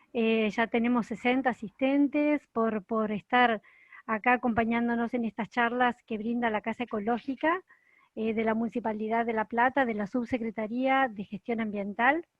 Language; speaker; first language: Spanish; native; Spanish